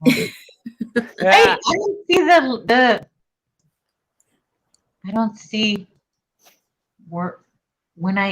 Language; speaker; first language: English; native; English